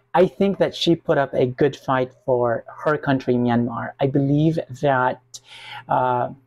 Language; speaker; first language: English; non-native, local second language; Hiligaynon